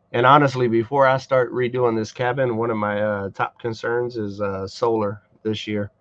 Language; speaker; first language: English; native; English